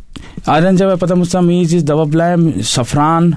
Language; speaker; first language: Russian; non-native, learner; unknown